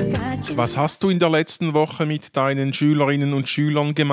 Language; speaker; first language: German; native; German